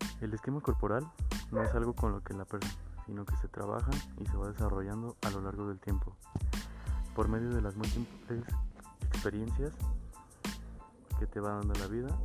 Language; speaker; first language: Spanish; native; Spanish